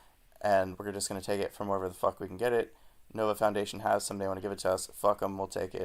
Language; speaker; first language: English; native; English